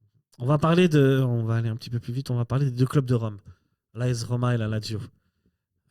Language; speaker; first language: French; native; French